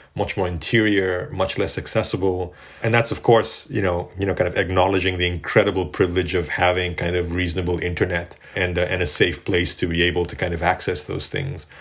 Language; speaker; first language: English; native; English